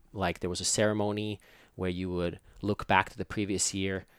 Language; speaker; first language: English; non-native, fluent; Finnish